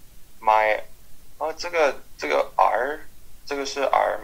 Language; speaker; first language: Chinese; non-native, learner; English